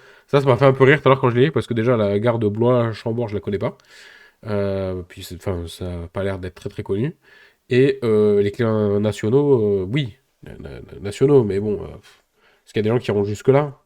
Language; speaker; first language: French; native; French